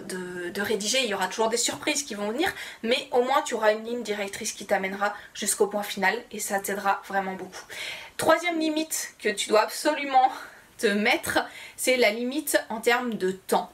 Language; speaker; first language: French; native; French